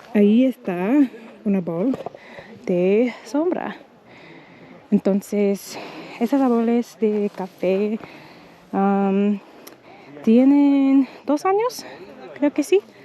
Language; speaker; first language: Spanish; non-native, learner; English